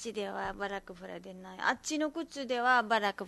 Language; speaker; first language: Japanese; non-native, learner; Nepali